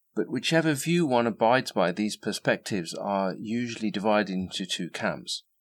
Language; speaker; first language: English; native; English